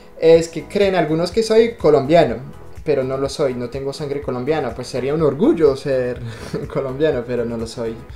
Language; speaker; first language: Spanish; non-native, fluent; French